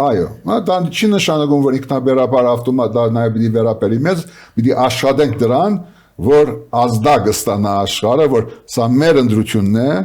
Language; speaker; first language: Armenian; early bilingual, heritage; Armenian